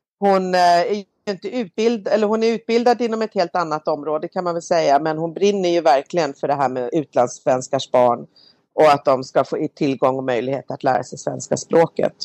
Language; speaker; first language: Swedish; native; Swedish